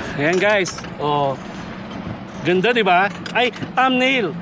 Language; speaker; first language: Filipino; native; Filipino